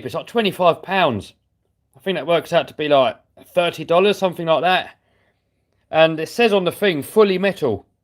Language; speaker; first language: English; native; English